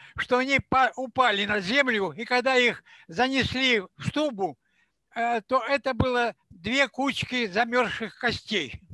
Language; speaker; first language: Russian; non-native, local second language; Ukrainian